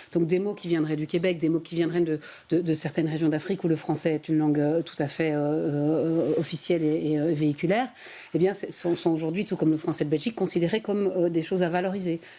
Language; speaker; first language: French; native; French